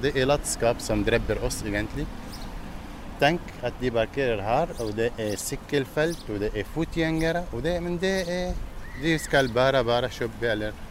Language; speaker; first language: Norwegian; non-native, learner; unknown